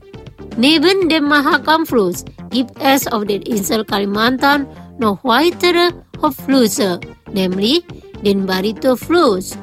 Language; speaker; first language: German; non-native, fluent; Indonesian